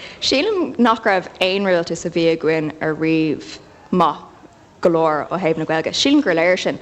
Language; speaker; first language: Irish; native; Irish